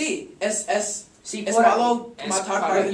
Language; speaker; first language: Spanish; non-native, learner; English